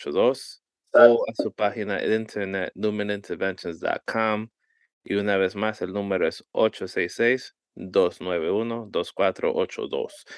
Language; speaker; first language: Spanish; early bilingual, heritage; Spanish